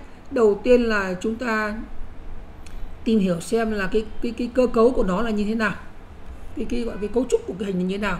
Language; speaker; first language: Vietnamese; native; Vietnamese